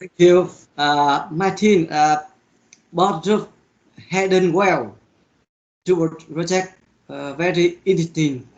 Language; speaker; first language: English; non-native, learner; Vietnamese